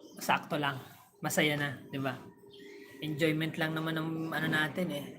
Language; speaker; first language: Filipino; non-native, local second language; Bikol